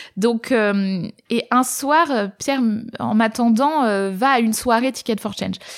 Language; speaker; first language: French; native; French